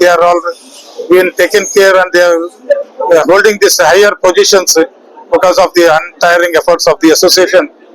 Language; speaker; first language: English; non-native, local second language; Telugu